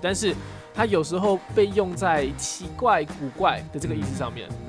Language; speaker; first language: Chinese; early bilingual, heritage; Chinese